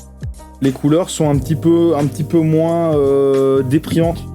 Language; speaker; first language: French; native; French